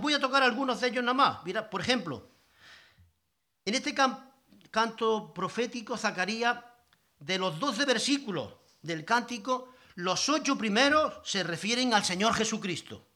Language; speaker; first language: Spanish; native; Spanish